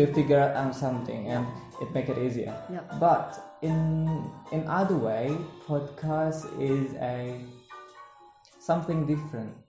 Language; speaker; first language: English; non-native, learner; Indonesian